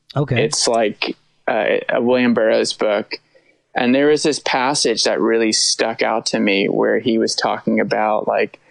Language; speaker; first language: English; native; English